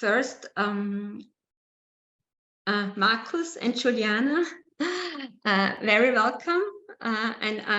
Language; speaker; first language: English; non-native, learner; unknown